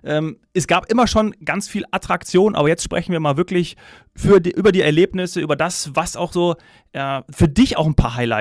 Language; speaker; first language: German; native; German